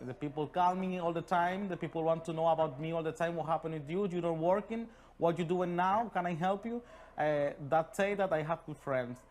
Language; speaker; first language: English; non-native, learner; Spanish